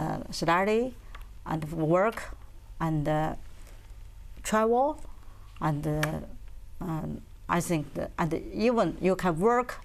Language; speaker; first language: English; non-native, learner; Chinese